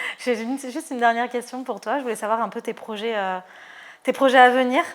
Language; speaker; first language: French; native; French